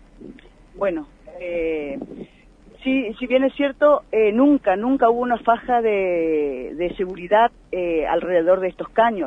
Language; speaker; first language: Spanish; native; Spanish